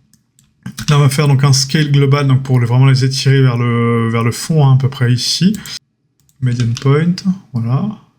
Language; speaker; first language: French; native; French